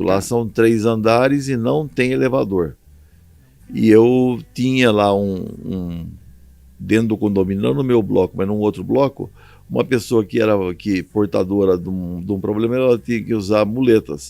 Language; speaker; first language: Portuguese; native; Portuguese